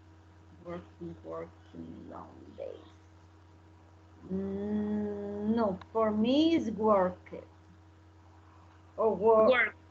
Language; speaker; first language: English; non-native, learner; Spanish